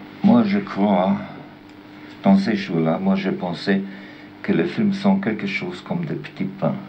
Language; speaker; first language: French; non-native, learner; German